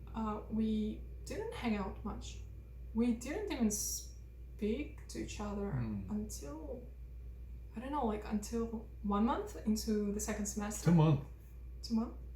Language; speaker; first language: English; non-native, fluent; Russian